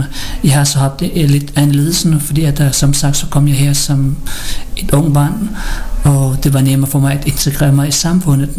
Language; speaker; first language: Danish; early bilingual, other home language; Filipino